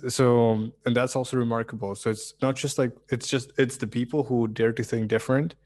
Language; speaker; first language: English; early bilingual, other home language; Russian